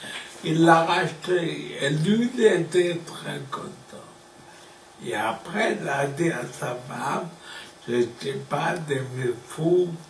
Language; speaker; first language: French; non-native, fluent; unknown